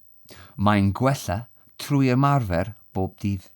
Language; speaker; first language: Welsh; non-native, fluent; English